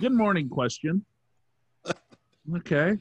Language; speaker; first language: English; native; English